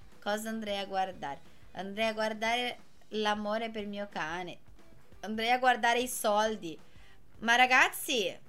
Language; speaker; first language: Italian; non-native, fluent; Portuguese